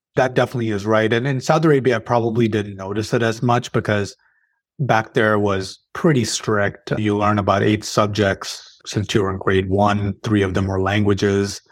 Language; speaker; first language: English; early bilingual, other home language; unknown